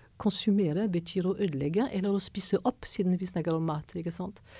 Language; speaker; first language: Norwegian; non-native, fluent; French